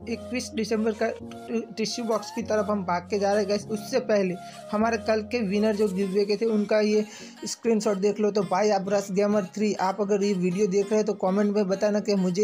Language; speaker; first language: Hindi; native; Hindi